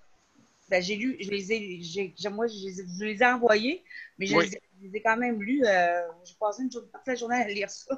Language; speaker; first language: French; native; French